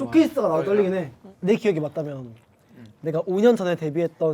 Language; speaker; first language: Korean; native; Korean